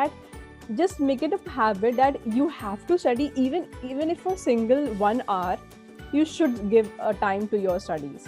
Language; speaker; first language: English; non-native, local second language; Hindi